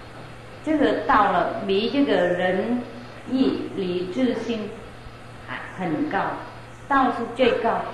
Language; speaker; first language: Chinese; non-native, fluent; Vietnamese